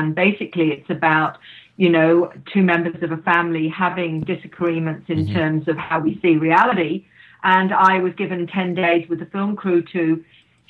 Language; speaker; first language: English; native; English